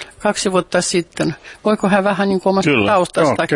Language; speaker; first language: Finnish; non-native, fluent; Russian